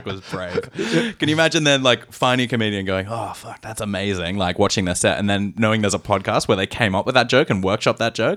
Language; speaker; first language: English; native; English